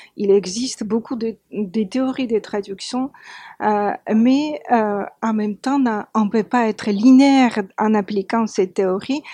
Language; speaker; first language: French; non-native, fluent; Georgian